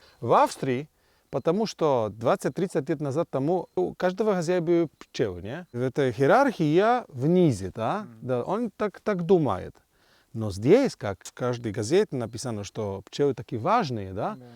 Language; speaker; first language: Russian; non-native, learner; Polish